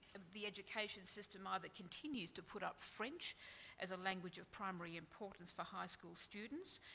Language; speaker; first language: English; native; English